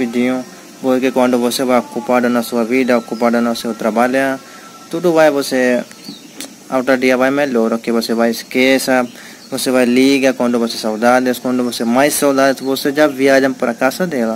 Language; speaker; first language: Portuguese; non-native, learner; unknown